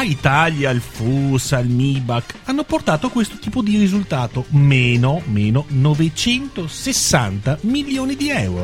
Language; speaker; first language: Italian; native; Italian